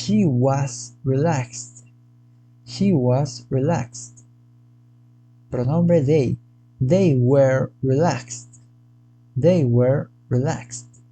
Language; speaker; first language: English; non-native, fluent; Spanish